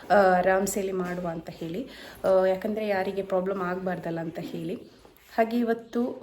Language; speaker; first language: Kannada; non-native, local second language; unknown